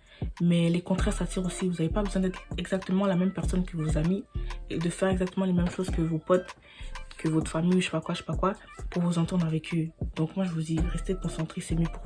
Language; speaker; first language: French; native; French